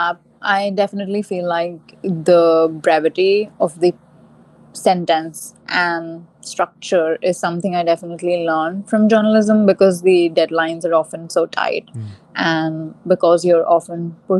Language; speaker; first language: English; non-native, local second language; Hindi